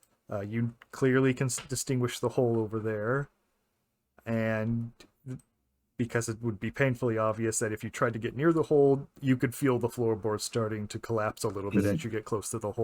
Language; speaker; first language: English; native; English